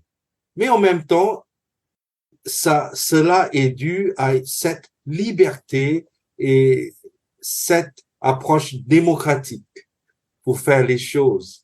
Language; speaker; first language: French; non-native, fluent; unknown